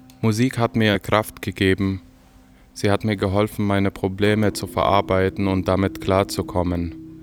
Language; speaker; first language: German; non-native, fluent; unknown